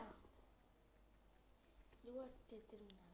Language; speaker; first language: Spanish; early bilingual, other home language; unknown